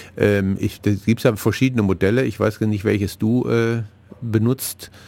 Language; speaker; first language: German; native; German